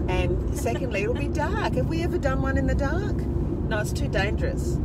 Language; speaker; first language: English; native; English